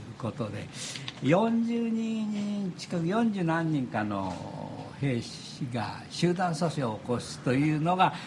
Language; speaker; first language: Japanese; native; Japanese